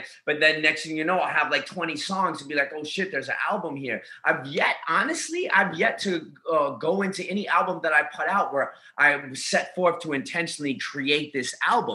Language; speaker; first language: English; native; English